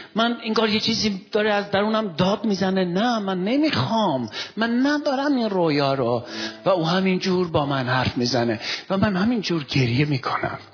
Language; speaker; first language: Persian; non-native, local second language; Armenian